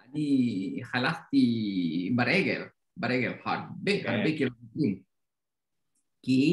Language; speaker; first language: Hebrew; non-native, learner; Indonesian